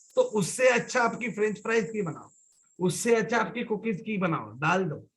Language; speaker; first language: Hindi; non-native, local second language; Marathi